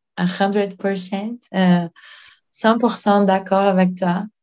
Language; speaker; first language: French; non-native, learner; Portuguese